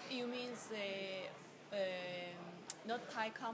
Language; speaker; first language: English; non-native, learner; Chinese